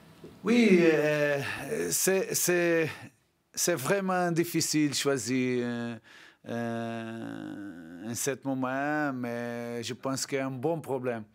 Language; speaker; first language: French; non-native, learner; Portuguese